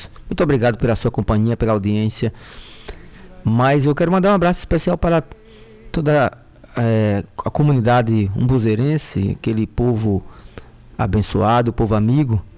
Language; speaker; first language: Portuguese; native; Portuguese